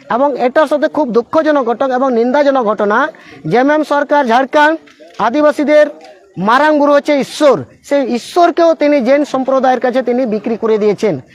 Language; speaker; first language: Bangla; non-native, local second language; Santali